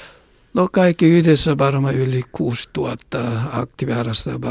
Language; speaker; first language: Finnish; non-native, learner; Korean